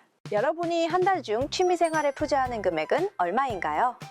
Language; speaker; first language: Korean; native; Korean